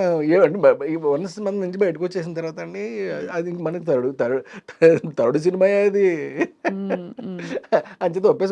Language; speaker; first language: Telugu; native; Telugu